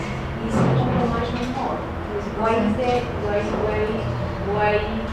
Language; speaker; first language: English; non-native, learner; Spanish